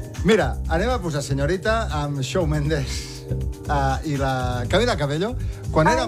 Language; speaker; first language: Catalan; native; Catalan